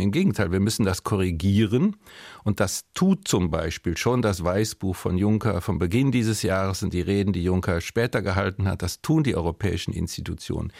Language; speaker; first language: German; native; German